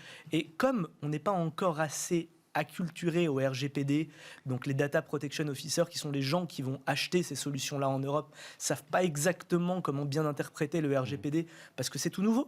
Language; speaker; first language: French; native; French